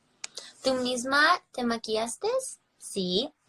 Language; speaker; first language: Spanish; early bilingual, heritage; English